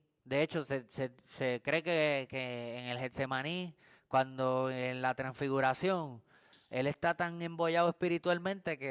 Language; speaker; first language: Spanish; native; Spanish